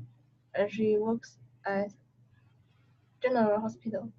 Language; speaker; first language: English; non-native, learner; Chinese